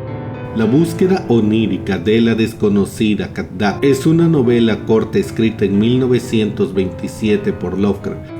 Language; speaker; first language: Spanish; native; Spanish